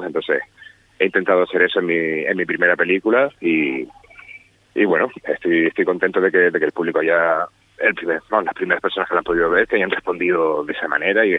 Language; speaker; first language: Spanish; native; Spanish